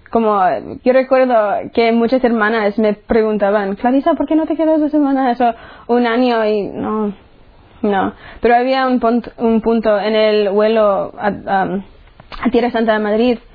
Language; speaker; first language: Spanish; early bilingual, heritage; English